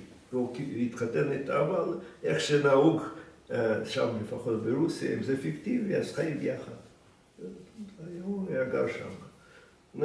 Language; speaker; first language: Hebrew; non-native, fluent; Russian